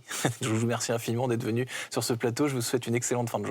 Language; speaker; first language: French; native; French